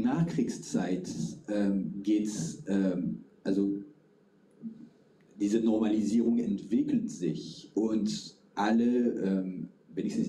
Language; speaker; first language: German; non-native, fluent; French